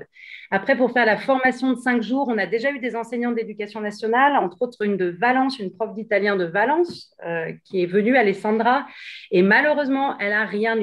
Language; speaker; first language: French; native; French